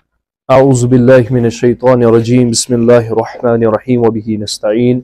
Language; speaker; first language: Arabic; non-native, fluent; Kashmiri